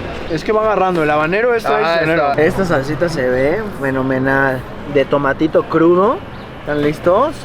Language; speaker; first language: Spanish; native; Spanish